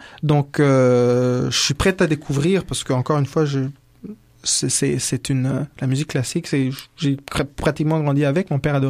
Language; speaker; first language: French; non-native, local second language; Kinyarwanda